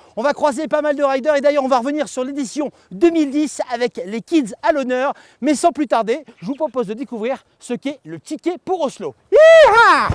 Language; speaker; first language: French; native; French